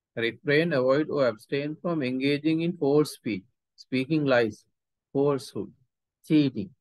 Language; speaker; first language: English; non-native, local second language; Sinhala